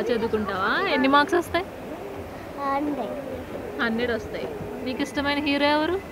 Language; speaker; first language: Telugu; native; Telugu